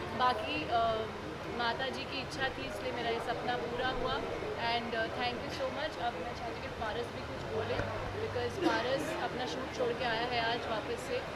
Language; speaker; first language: Hindi; non-native, local second language; Bangla